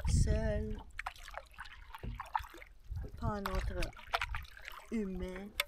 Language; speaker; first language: French; non-native, learner; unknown